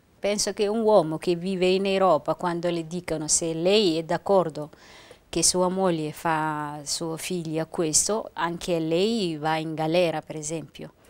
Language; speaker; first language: Italian; non-native, fluent; Somali